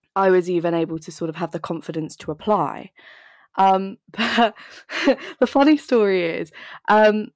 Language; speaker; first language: English; native; English